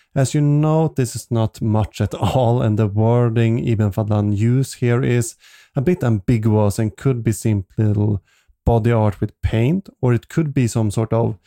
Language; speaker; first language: English; non-native, fluent; Swedish